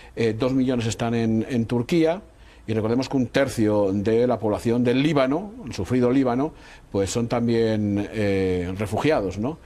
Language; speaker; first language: Spanish; native; Spanish